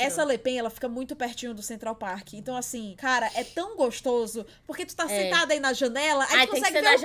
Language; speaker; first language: Portuguese; native; Portuguese